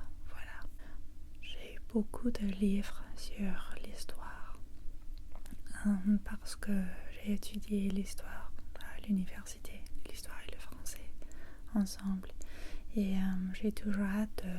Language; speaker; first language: French; non-native, fluent; English